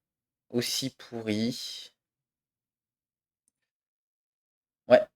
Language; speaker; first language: French; native; French